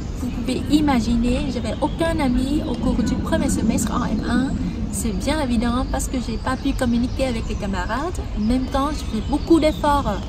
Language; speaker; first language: French; non-native, fluent; Vietnamese